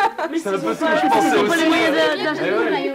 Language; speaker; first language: French; native; French